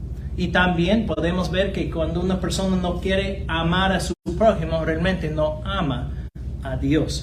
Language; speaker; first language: Spanish; non-native, fluent; English